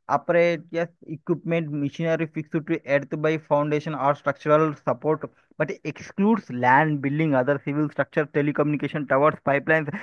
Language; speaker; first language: English; non-native, local second language; Telugu